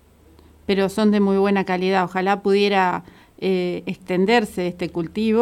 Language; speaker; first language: Spanish; native; Spanish